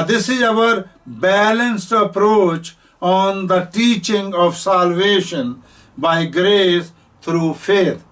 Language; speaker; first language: English; non-native, local second language; Punjabi